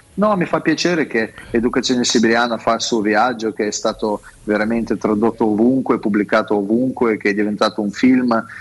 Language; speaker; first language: Italian; non-native, fluent; Russian